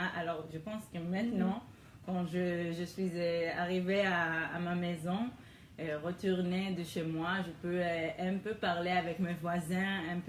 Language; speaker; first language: French; non-native, learner; Hebrew